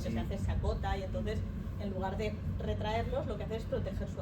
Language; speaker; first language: Spanish; native; Spanish